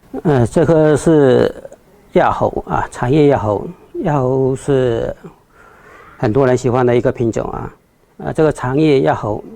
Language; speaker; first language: Chinese; native; Chinese